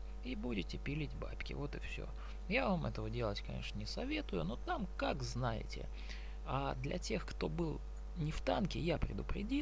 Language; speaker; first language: Russian; native; Russian